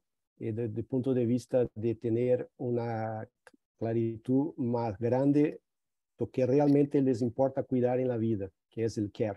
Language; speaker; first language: Spanish; non-native, fluent; Portuguese